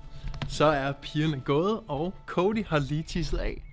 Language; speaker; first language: Danish; native; Danish